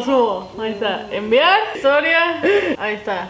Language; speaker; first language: Spanish; native; Spanish